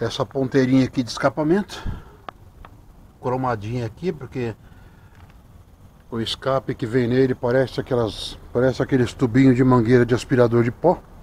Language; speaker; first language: Portuguese; native; Portuguese